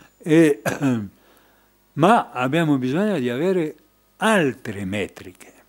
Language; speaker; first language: Italian; non-native, fluent; French